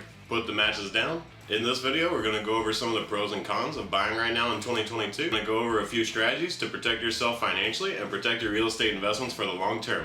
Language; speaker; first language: English; native; English